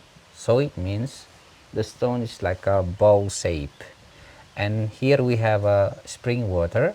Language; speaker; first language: English; non-native, fluent; Batak Toba